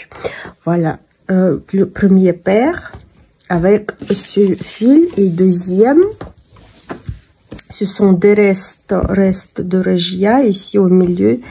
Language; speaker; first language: French; non-native, fluent; Russian